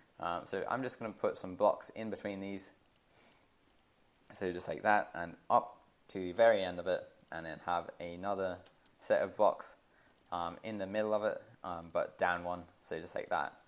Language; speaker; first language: English; native; English